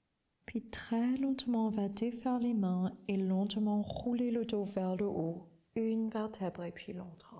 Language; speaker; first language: French; non-native, fluent; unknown